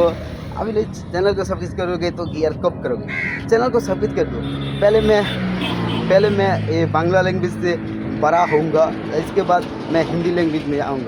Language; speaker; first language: Hindi; non-native, local second language; Bangla